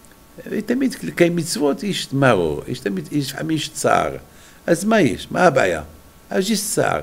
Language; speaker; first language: Hebrew; non-native, fluent; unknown